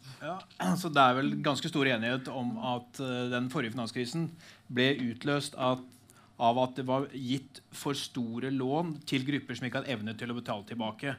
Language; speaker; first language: Norwegian; native; Norwegian